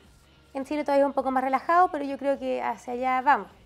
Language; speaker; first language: Spanish; native; Spanish